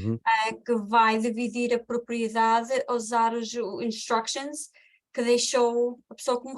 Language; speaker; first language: Portuguese; early bilingual, heritage; Portuguese